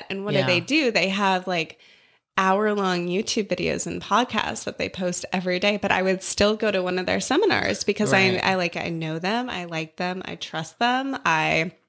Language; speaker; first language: English; native; English